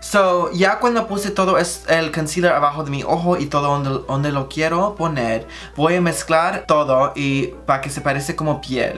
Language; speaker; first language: Spanish; early bilingual, heritage; Spanish